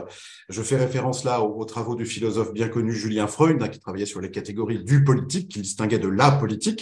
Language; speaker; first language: French; native; French